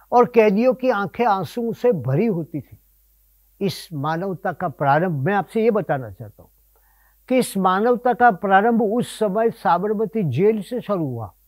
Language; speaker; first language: Hindi; non-native, local second language; Gujarati